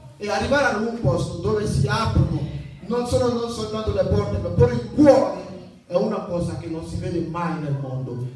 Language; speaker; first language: Italian; non-native, fluent; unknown